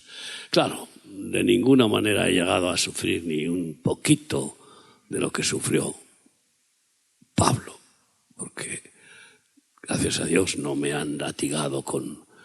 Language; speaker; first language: Spanish; native; Spanish